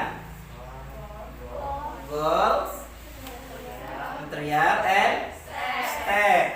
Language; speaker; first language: English; non-native, learner; Indonesian